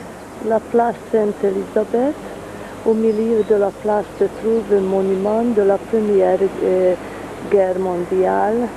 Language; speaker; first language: French; non-native, fluent; Hungarian